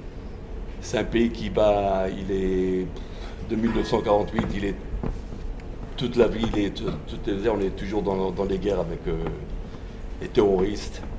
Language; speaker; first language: French; non-native, fluent; Hebrew